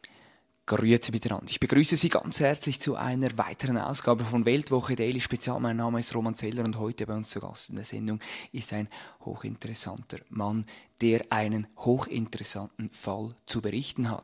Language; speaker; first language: German; native; German